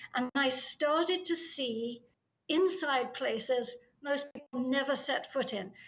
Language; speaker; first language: English; native; English